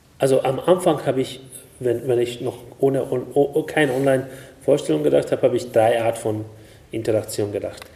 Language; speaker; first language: German; non-native, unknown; Hungarian